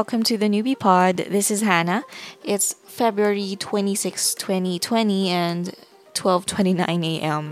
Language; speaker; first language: English; non-native, local second language; Filipino